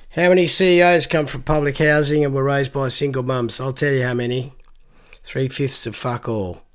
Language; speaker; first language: English; native; English